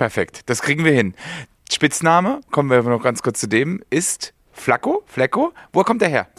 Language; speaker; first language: German; native; German